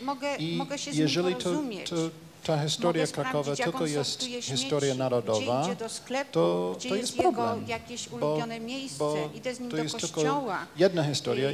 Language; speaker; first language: Polish; non-native, fluent; Japanese